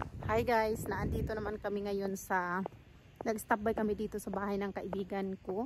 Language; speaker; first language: Filipino; native; Filipino